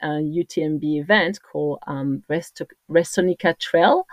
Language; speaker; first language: English; non-native, fluent; French